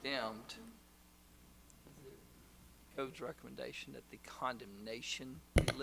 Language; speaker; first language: English; native; English